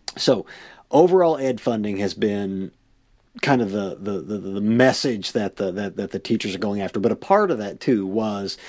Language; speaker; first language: English; native; English